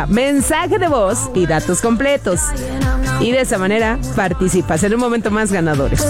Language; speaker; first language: Spanish; native; Spanish